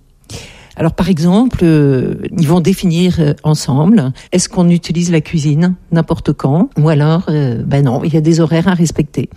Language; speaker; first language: French; native; French